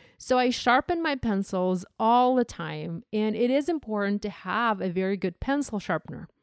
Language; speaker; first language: English; non-native, fluent; Ukrainian